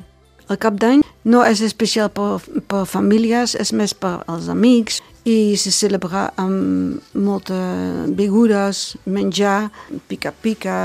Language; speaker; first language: Catalan; non-native, learner; Dutch